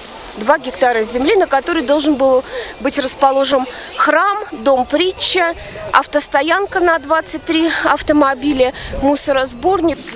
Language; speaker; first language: Russian; native; Russian